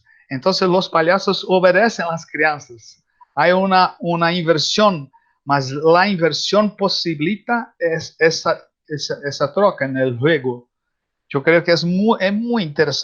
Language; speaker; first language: Spanish; non-native, learner; Portuguese